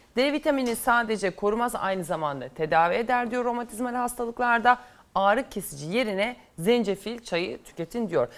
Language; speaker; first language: Turkish; native; Turkish